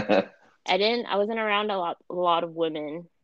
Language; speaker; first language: English; non-native, fluent; German